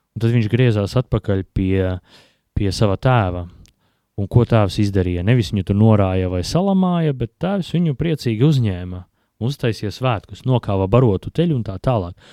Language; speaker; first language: Latvian; native; Latvian